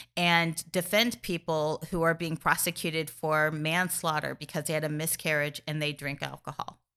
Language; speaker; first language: English; native; English